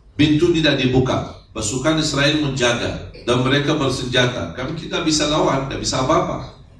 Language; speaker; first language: Indonesian; non-native, fluent; Arabic